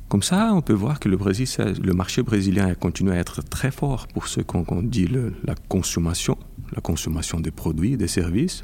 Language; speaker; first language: French; non-native, fluent; Portuguese